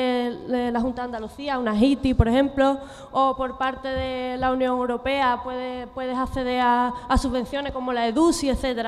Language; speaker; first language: Spanish; native; Spanish